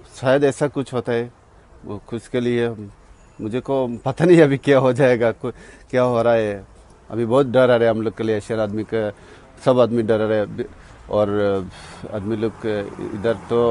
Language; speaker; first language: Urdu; non-native, learner; Bangla